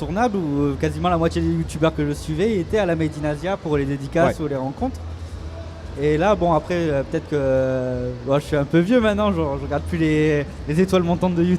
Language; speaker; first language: French; native; French